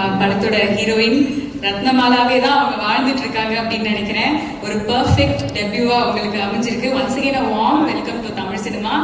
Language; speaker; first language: Tamil; native; Tamil